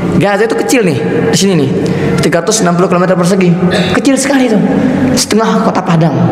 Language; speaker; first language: Indonesian; native; Indonesian